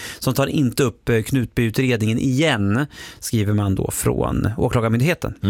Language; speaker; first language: Swedish; native; Swedish